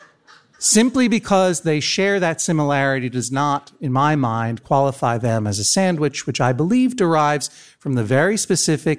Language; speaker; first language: English; native; English